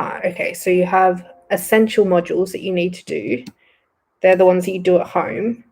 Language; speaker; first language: English; native; English